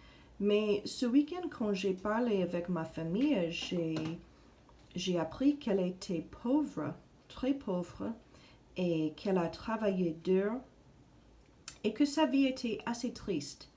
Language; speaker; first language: French; non-native, fluent; English